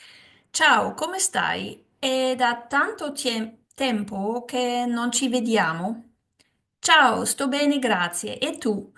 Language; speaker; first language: Italian; non-native, learner; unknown